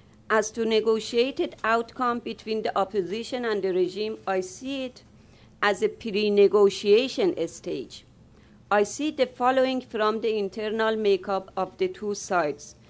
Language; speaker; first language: English; non-native, fluent; Persian